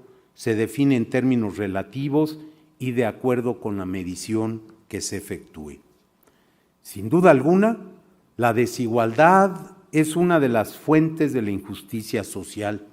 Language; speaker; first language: Spanish; native; Spanish